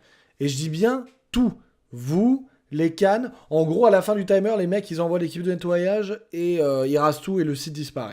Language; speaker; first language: French; native; French